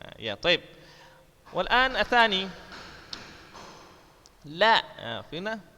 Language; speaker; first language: Arabic; non-native, fluent; Indonesian